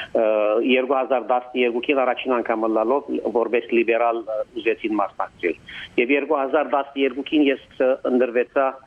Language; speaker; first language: Armenian; early bilingual, heritage; Armenian